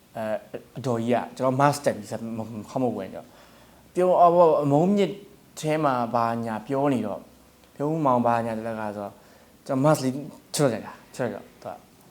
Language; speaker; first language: Burmese; native; Burmese